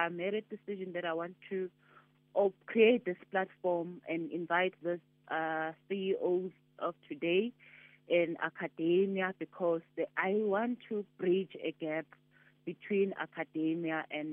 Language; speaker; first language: English; non-native, local second language; Zulu